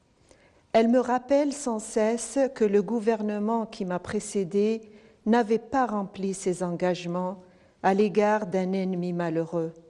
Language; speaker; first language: French; non-native, local second language; Arabic